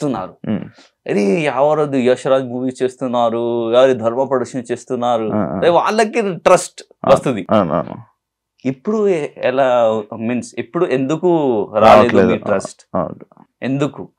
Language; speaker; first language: Telugu; non-native, learner; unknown